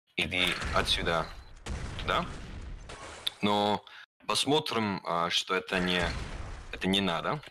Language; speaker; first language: Russian; non-native, learner; German